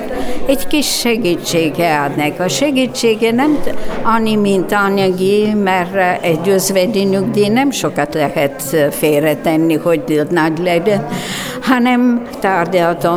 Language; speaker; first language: Hungarian; non-native, fluent; Bulgarian